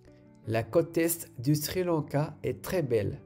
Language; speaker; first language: French; non-native, fluent; Sinhala